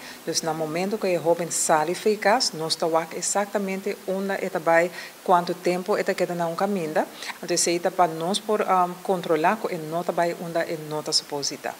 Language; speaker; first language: Portuguese; non-native, learner; Papiamento